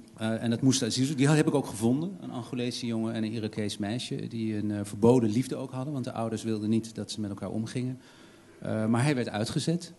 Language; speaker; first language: Dutch; native; Dutch